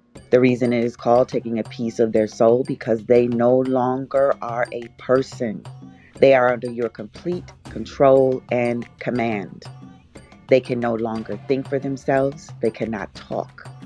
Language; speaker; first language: English; native; English